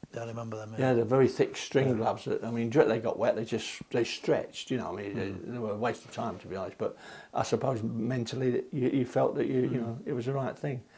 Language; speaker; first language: English; native; English